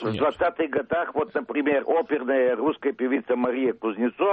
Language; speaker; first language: Russian; early bilingual, heritage; Russian